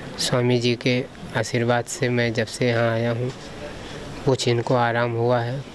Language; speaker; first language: Hindi; native; Hindi